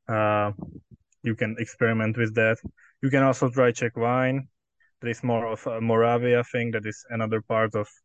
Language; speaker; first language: English; non-native, fluent; Czech